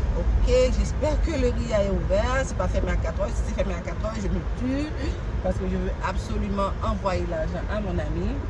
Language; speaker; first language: French; non-native, local second language; Haitian Creole